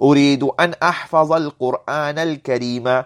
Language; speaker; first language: Arabic; non-native, fluent; English